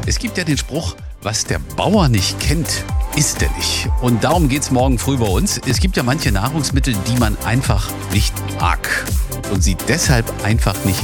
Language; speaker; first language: German; native; German